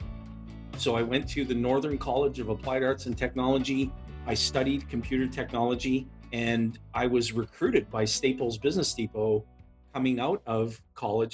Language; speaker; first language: English; native; English